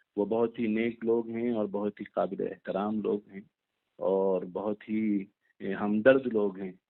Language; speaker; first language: Urdu; native; Urdu